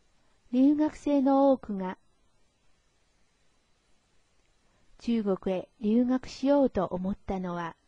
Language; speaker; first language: Japanese; non-native, fluent; Chinese